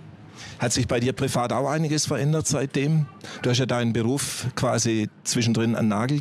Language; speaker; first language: German; native; German